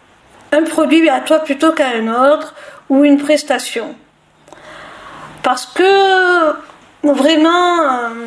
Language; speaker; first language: French; native; French